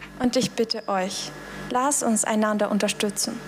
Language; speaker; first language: German; non-native, fluent; Russian